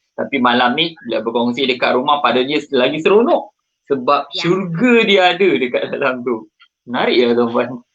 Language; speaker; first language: Malay; native; Malay